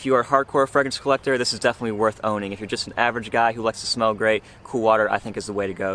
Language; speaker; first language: English; native; English